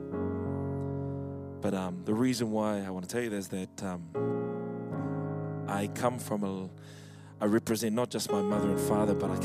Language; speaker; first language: English; native; English